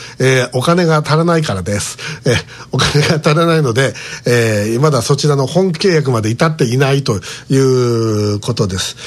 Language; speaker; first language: Japanese; native; Japanese